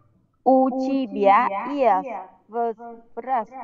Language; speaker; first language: Russian; non-native, learner; Vietnamese